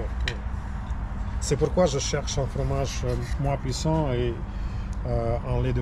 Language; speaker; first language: French; non-native, learner; Russian